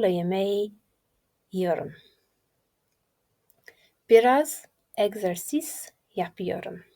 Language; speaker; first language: Turkish; non-native, learner; English